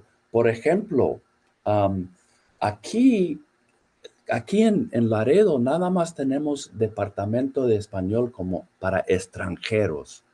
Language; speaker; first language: Spanish; non-native, fluent; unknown